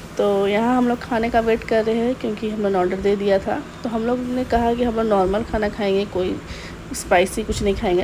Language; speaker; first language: Hindi; non-native, local second language; Bangla